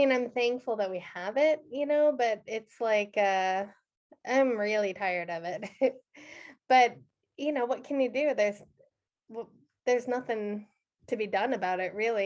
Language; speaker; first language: English; native; English